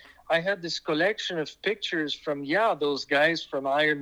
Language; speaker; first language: English; non-native, fluent; French